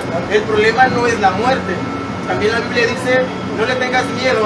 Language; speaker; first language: Spanish; native; Spanish